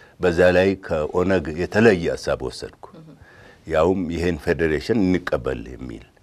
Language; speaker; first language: Amharic; non-native, local second language; Oromo